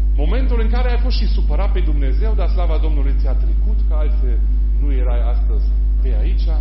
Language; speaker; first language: Romanian; non-native, fluent; German